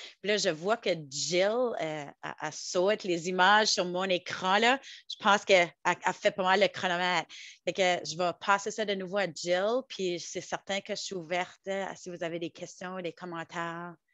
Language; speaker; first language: French; native; French